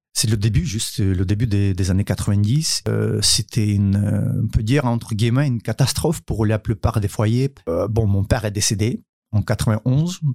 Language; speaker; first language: French; non-native, fluent; Ukrainian